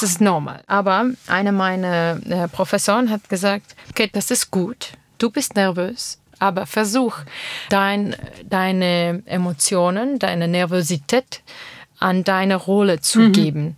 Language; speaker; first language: German; non-native, learner; Armenian